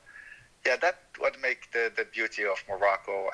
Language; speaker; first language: English; non-native, fluent; Arabic